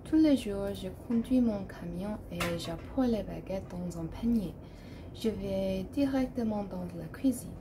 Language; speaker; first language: French; non-native, learner; English